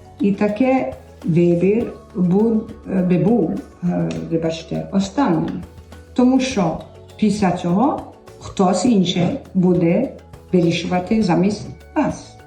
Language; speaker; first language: Ukrainian; early bilingual, heritage; Ukrainian